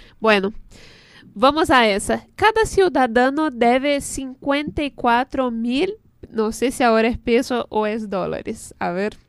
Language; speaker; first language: Spanish; non-native, fluent; Portuguese